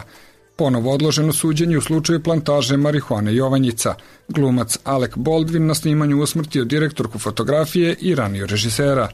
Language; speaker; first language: Croatian; native; Croatian